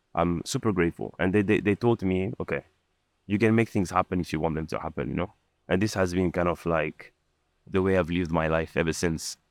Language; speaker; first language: English; non-native, fluent; Arabic